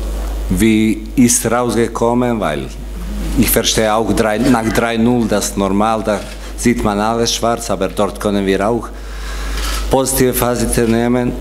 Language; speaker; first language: German; non-native, fluent; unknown